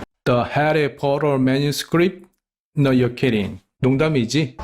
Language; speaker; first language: English; non-native, fluent; Korean